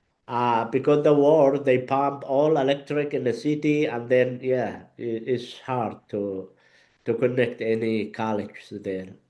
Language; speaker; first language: English; non-native, learner; Arabic